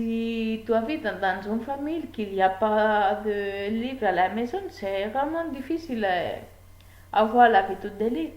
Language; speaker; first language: French; non-native, learner; Spanish